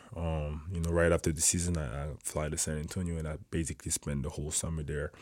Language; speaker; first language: English; non-native, fluent; French